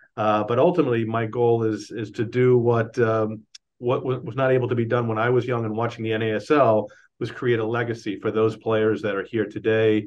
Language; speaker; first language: English; native; English